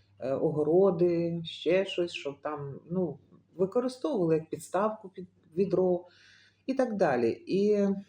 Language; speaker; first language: Ukrainian; native; Ukrainian